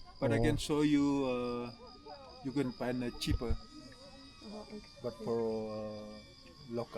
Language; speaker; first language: English; non-native, learner; Indonesian